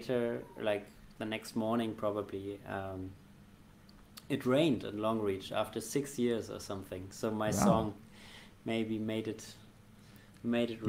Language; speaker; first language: English; non-native, fluent; German